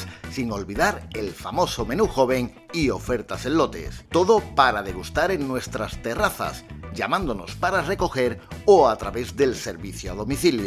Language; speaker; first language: Spanish; native; Spanish